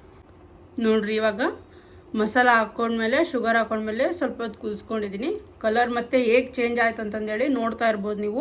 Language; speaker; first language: Kannada; native; Kannada